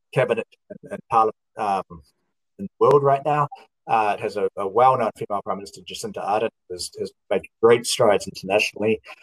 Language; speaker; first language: English; native; English